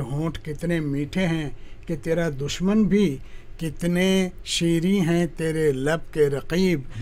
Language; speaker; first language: Hindi; non-native, local second language; Gujarati